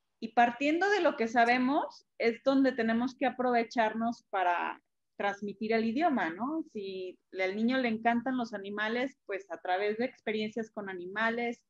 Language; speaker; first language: Spanish; native; Spanish